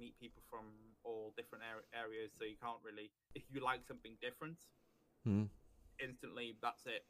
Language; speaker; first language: English; native; English